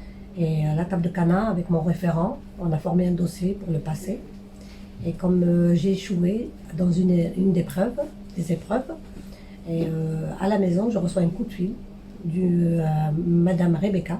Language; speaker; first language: French; non-native, local second language; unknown